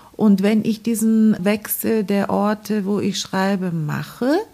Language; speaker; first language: German; non-native, fluent; Bulgarian